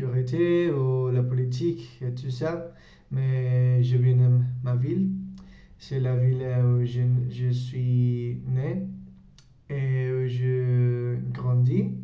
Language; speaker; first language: French; non-native, learner; Spanish